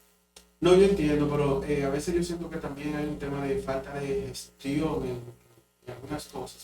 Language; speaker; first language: Spanish; native; Spanish